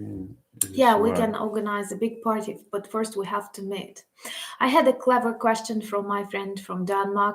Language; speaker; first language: English; non-native, fluent; Ukrainian